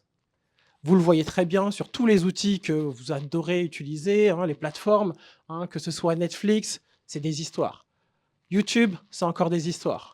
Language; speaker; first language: French; native; French